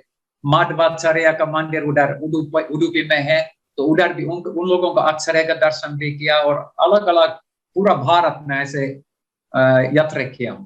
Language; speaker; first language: Hindi; non-native, learner; Finnish